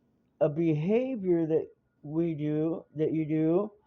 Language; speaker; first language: English; native; English